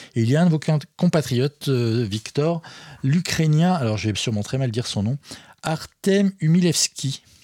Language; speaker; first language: French; native; French